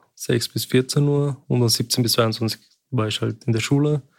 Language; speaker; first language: German; early bilingual, other home language; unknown